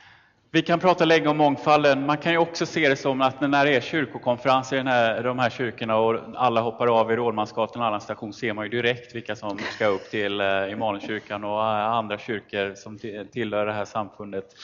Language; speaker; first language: Swedish; native; Swedish